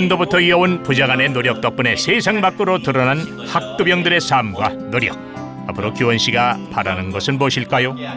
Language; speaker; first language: Korean; native; Korean